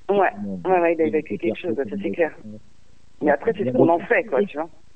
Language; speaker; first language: French; native; French